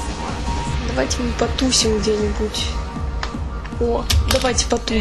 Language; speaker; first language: Russian; native; Russian